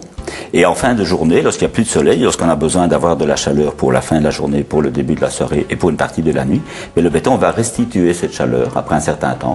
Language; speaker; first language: French; native; French